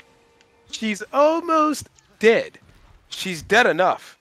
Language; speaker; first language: English; native; English